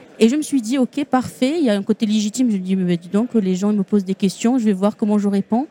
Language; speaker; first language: French; non-native, local second language; Arabic